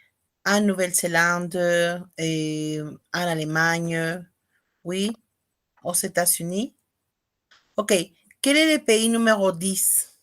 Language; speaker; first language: French; non-native, fluent; Spanish